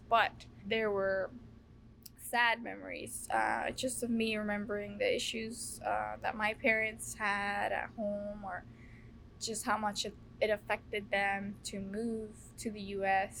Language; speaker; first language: English; early bilingual, other home language; Spanish